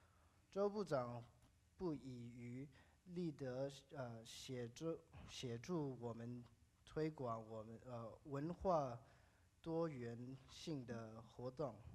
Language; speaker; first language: Chinese; early bilingual, heritage; English